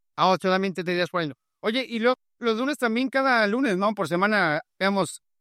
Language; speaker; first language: Spanish; native; Spanish